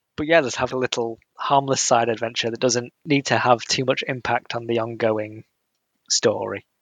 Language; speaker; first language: English; native; English